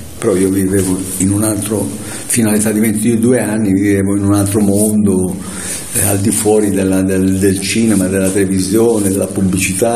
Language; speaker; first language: Italian; native; Italian